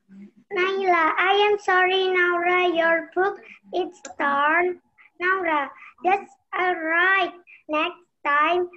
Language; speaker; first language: English; non-native, learner; Indonesian